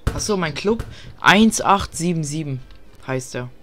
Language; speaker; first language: German; native; German